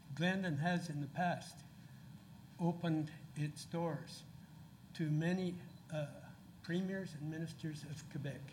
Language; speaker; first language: English; native; English